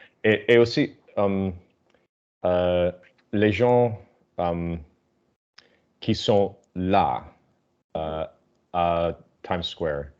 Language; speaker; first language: French; non-native, learner; English